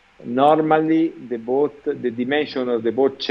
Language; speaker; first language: English; non-native, learner; Italian